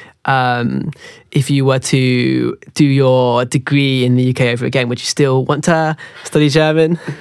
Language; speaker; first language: English; native; English